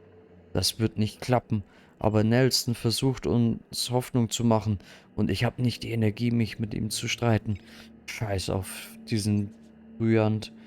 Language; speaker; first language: German; native; German